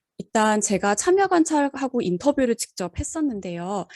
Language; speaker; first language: Korean; native; Korean